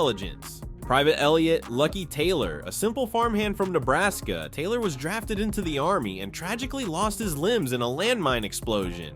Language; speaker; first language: English; native; English